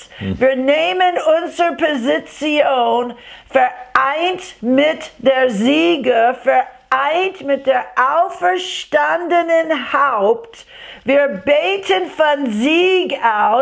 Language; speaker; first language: German; non-native, fluent; English